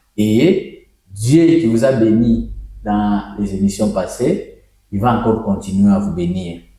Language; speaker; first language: French; non-native, local second language; Swahili